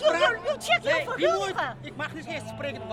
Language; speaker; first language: Dutch; non-native, learner; Uyghur